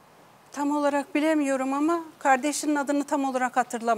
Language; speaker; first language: Turkish; native; Turkish